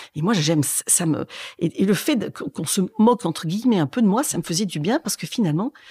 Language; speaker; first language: French; native; French